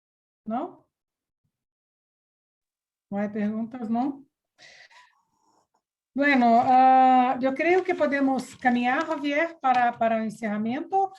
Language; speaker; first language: Spanish; non-native, learner; Portuguese